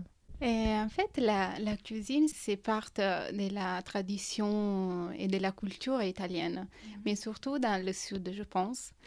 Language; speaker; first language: French; non-native, fluent; Italian